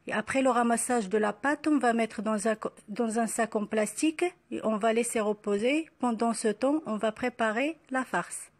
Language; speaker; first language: French; non-native, local second language; Arabic